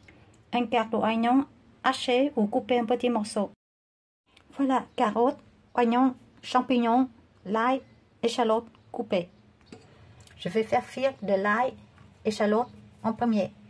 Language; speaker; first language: French; non-native, learner; Vietnamese